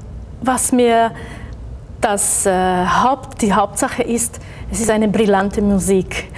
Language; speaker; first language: German; non-native, fluent; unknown